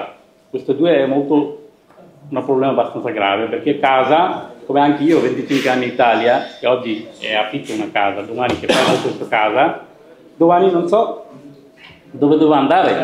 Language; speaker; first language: Italian; non-native, learner; Bangla